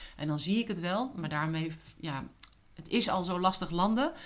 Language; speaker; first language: Dutch; native; Dutch